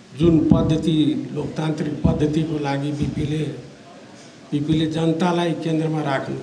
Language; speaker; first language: Nepali; non-native, local second language; Maithili